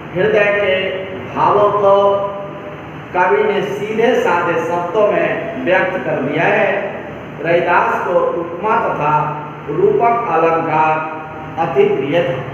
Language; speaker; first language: Hindi; native; Hindi